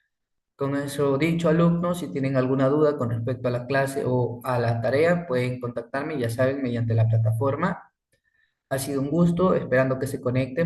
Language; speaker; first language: Spanish; native; Spanish